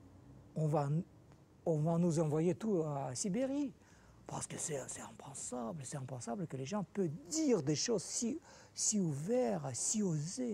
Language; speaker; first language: French; non-native, fluent; Russian